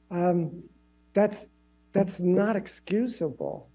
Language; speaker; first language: English; native; English